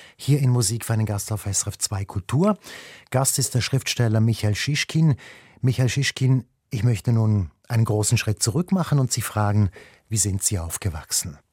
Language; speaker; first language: German; native; German